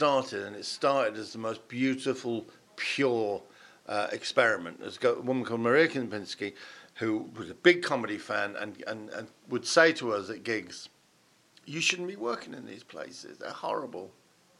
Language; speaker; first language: English; native; English